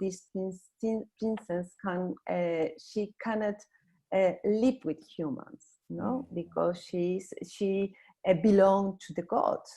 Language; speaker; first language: English; non-native, learner; Spanish